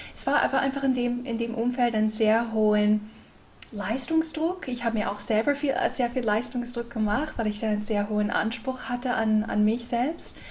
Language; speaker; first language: German; non-native, fluent; English